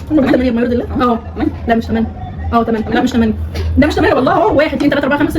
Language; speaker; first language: Arabic; native; Arabic